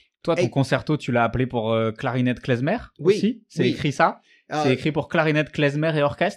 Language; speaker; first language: French; native; French